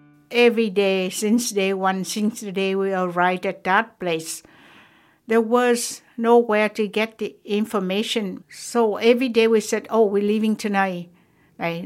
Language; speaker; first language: English; non-native, fluent; Vietnamese